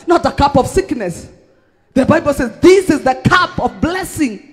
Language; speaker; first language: English; non-native, local second language; Swahili